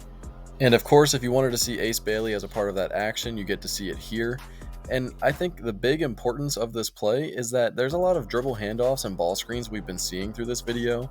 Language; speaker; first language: English; native; English